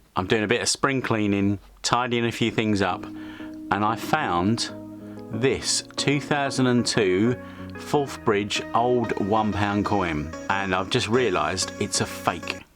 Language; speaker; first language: English; native; English